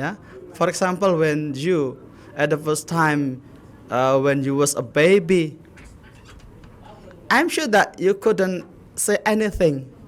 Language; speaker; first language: English; non-native, learner; Indonesian